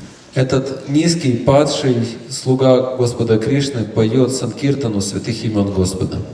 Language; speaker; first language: Russian; native; Russian